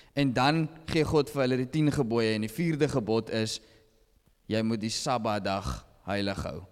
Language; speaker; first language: Afrikaans; native; Afrikaans